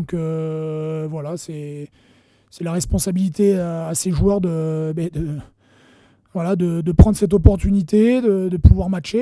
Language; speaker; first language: French; native; French